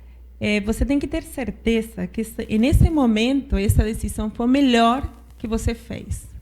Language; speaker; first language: Portuguese; non-native, fluent; Spanish